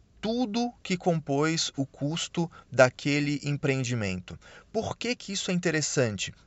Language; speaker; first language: Portuguese; native; Portuguese